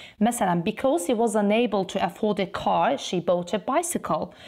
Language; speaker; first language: English; non-native, fluent; Azerbaijani